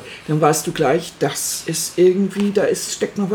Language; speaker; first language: German; native; German